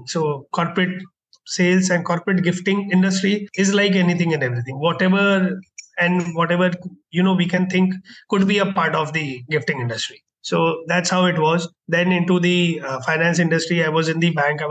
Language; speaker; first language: English; non-native, local second language; Hindi